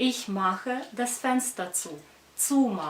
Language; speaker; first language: German; non-native, fluent; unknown